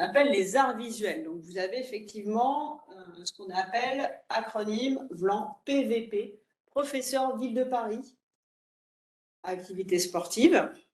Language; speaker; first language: French; native; French